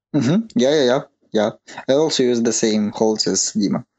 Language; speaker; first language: English; non-native, learner; Russian